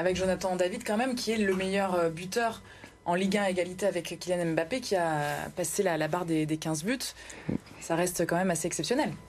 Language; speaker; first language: French; native; French